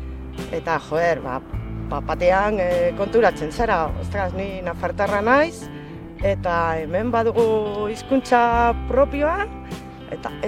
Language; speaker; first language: Basque; non-native, local second language; Spanish